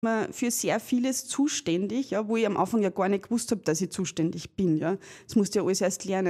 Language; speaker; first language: German; native; German